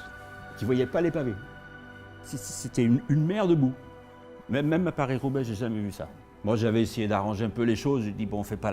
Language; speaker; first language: French; native; French